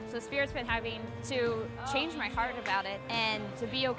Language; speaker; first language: English; native; English